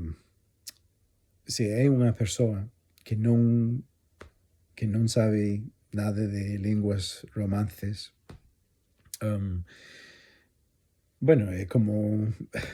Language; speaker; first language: Galician; non-native, fluent; English